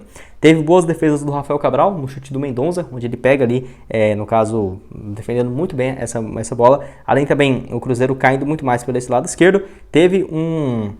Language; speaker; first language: Portuguese; native; Portuguese